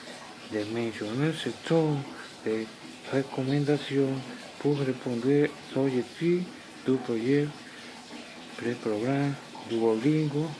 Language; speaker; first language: French; non-native, learner; Spanish